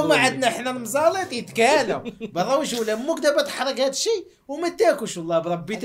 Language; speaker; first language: Arabic; native; Arabic